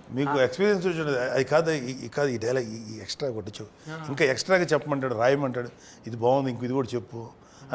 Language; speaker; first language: Telugu; native; Telugu